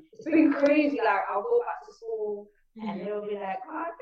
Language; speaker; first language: English; native; English